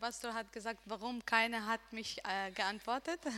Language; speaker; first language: German; non-native, learner; Arabic